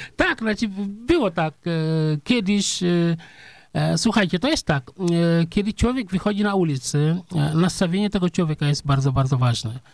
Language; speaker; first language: Polish; non-native, fluent; Serer